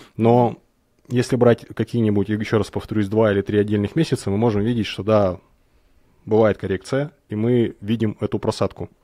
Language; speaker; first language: Russian; native; Russian